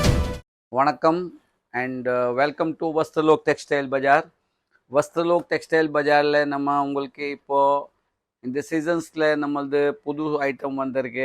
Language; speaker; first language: Tamil; non-native, learner; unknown